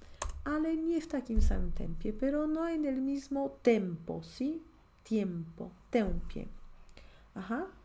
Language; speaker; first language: Spanish; non-native, fluent; Polish